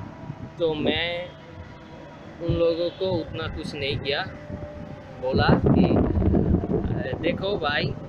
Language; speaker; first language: Hindi; non-native, learner; Bangla